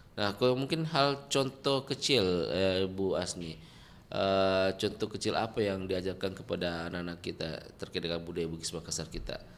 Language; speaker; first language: Indonesian; native; Indonesian